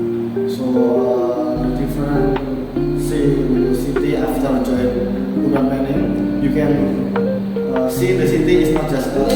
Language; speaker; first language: English; non-native, learner; Indonesian